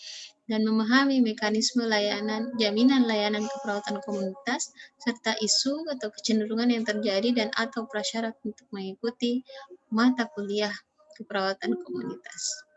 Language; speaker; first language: Indonesian; native; Indonesian